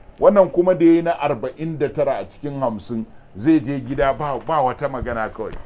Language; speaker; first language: Hausa; native; Hausa